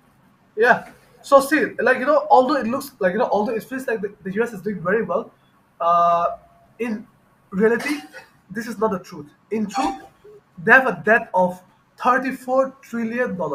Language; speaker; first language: English; non-native, fluent; Bangla